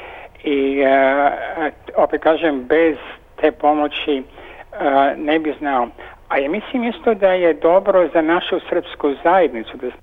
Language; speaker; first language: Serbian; early bilingual, heritage; Serbian